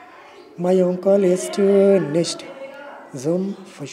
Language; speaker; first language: German; non-native, learner; Urdu